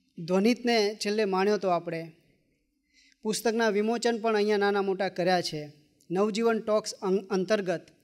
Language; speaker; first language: Gujarati; native; Gujarati